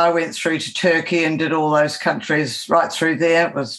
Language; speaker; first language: English; native; English